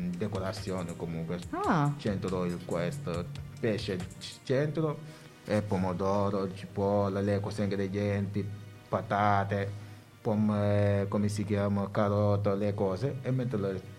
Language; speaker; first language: Italian; non-native, learner; Wolof